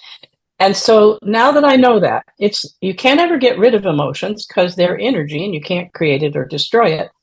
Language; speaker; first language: English; native; English